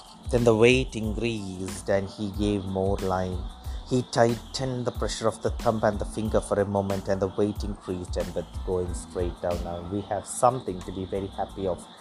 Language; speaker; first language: English; non-native, local second language; Malayalam